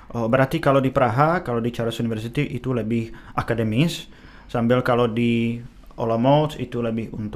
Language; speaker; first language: Indonesian; non-native, fluent; Czech